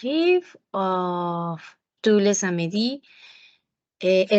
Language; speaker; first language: French; non-native, learner; Spanish